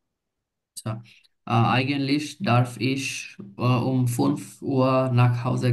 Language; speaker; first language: German; non-native, learner; Bangla